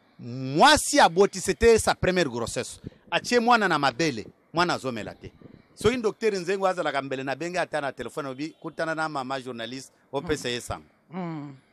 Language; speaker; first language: Lingala; non-native, local second language; Luba-Lulua